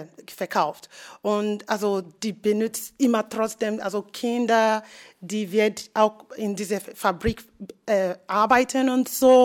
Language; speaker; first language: German; non-native, learner; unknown